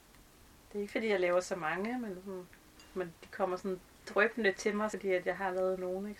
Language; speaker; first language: Danish; native; Danish